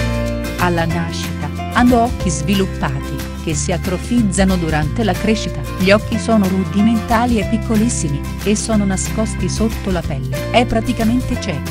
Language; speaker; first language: Italian; native; Italian